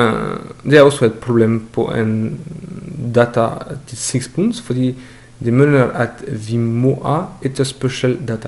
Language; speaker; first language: Norwegian; non-native, learner; French